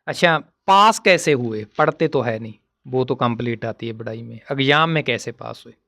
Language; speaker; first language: Hindi; non-native, local second language; Punjabi